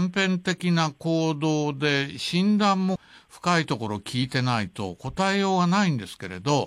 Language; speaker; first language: Japanese; native; Japanese